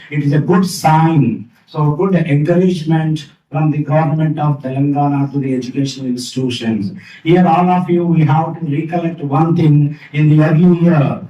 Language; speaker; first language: English; non-native, local second language; Telugu